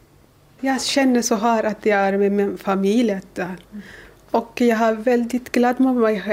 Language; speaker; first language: Swedish; non-native, learner; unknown